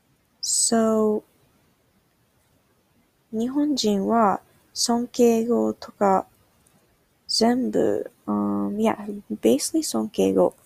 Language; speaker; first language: Japanese; non-native, learner; English